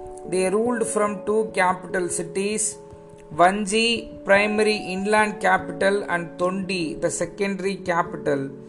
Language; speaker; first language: English; non-native, local second language; Tamil